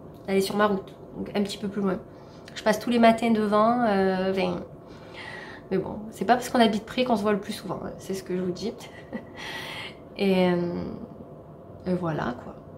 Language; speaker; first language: French; native; French